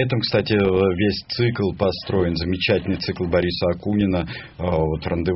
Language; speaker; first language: Russian; native; Russian